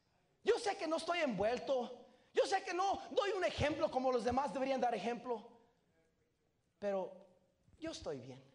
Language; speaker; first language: Spanish; native; Spanish